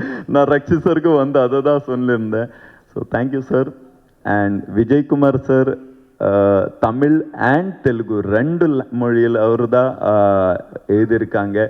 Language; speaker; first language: Tamil; non-native, learner; Kannada